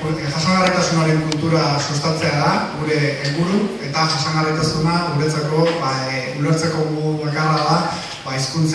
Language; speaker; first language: Basque; native; Basque